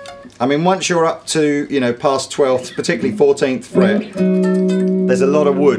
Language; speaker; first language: English; native; English